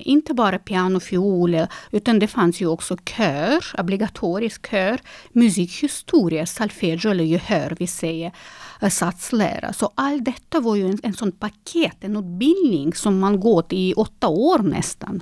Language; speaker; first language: Swedish; non-native, fluent; Russian